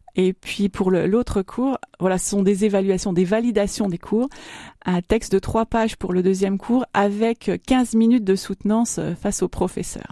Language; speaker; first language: French; native; French